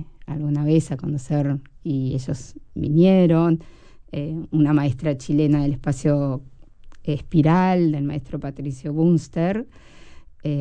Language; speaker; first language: Spanish; native; Spanish